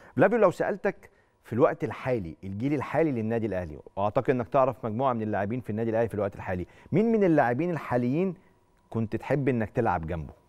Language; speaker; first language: Arabic; native; Arabic